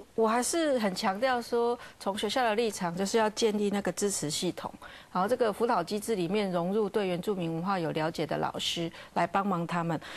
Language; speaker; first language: Chinese; native; Chinese